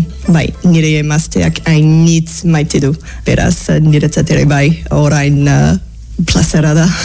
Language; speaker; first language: Basque; non-native, fluent; English